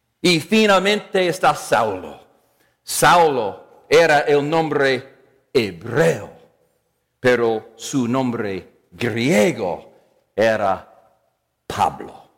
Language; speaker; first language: Spanish; non-native, fluent; English